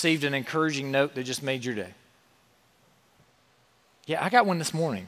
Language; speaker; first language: English; native; English